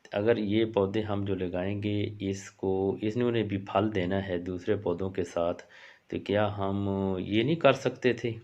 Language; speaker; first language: Hindi; non-native, local second language; Punjabi